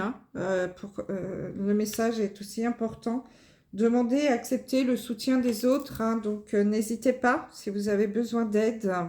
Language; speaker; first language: French; native; French